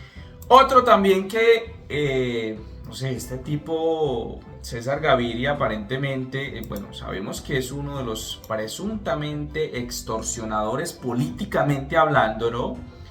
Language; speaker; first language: Spanish; native; Spanish